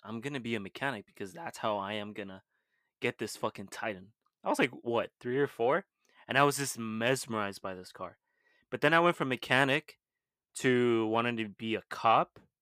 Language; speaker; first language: English; early bilingual, other home language; Spanish